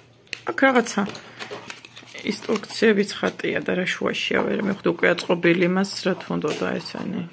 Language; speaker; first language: Georgian; native; Georgian